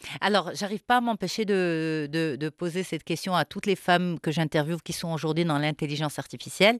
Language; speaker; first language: French; non-native, local second language; Arabic